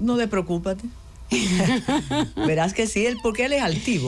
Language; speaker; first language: Spanish; native; Spanish